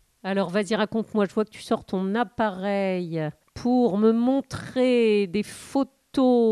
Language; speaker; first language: French; native; French